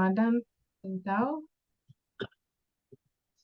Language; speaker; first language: Indonesian; non-native, fluent; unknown